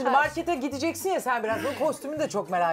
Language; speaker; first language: Turkish; native; Turkish